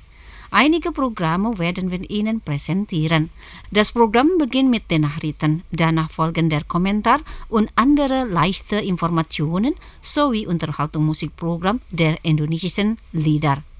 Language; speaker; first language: German; non-native, fluent; Indonesian